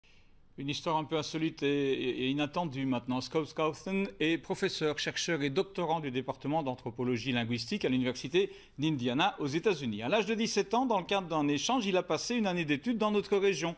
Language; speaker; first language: French; native; French